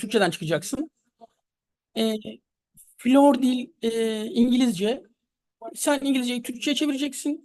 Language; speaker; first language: Turkish; native; Turkish